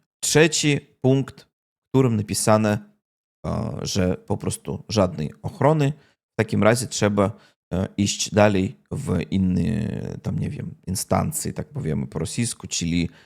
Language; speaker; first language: Polish; non-native, learner; Russian